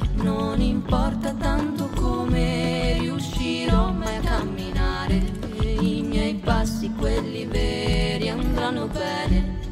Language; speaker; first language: Italian; non-native, local second language; Venetian